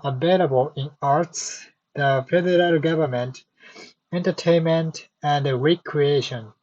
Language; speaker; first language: English; non-native, learner; Japanese